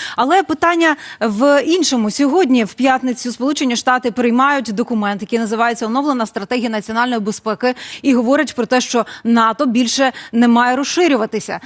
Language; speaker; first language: Ukrainian; native; Ukrainian